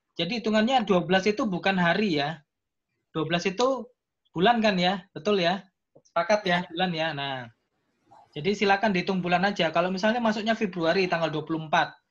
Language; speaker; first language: Indonesian; native; Indonesian